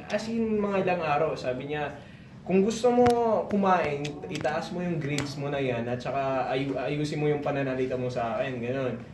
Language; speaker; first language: Filipino; early bilingual, heritage; Filipino